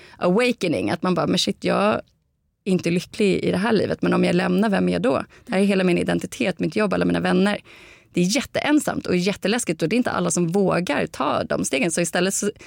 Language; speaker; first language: Swedish; native; Swedish